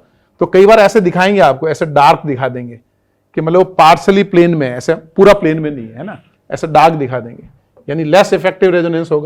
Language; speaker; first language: Hindi; native; Hindi